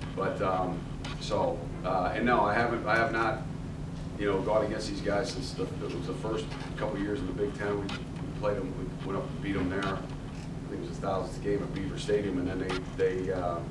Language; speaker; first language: English; native; English